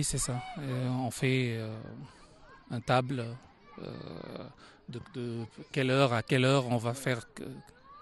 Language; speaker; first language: French; non-native, fluent; Arabic